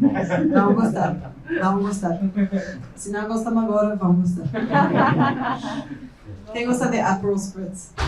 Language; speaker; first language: Portuguese; non-native, fluent; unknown